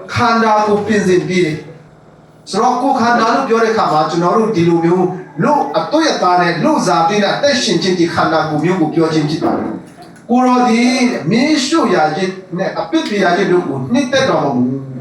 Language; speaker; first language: Burmese; non-native, local second language; Hakha Chin